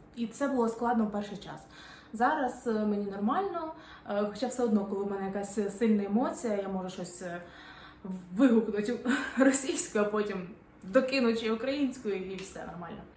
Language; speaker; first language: Ukrainian; non-native, local second language; Russian